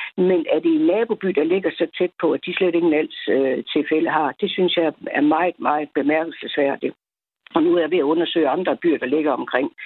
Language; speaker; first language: Danish; native; Danish